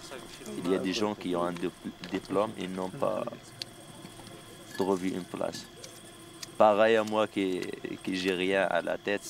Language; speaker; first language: French; non-native, learner; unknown